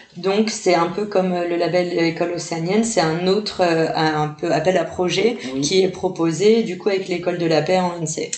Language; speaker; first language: French; native; French